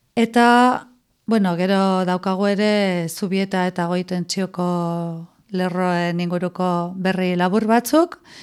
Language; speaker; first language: Basque; native; Basque